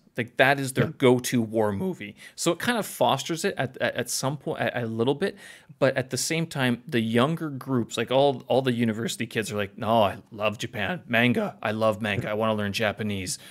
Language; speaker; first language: English; native; English